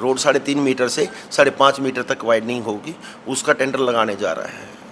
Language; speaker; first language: Hindi; native; Hindi